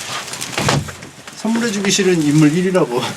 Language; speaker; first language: Korean; native; Korean